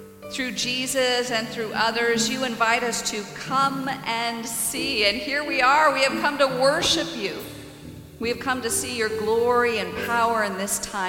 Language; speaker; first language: English; native; English